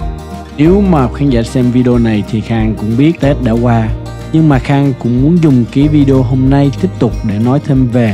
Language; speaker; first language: Vietnamese; early bilingual, heritage; Vietnamese